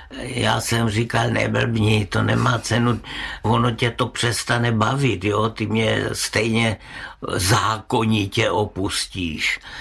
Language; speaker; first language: Czech; native; Czech